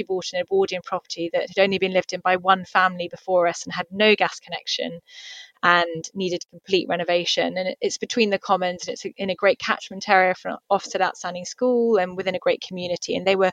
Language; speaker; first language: English; native; English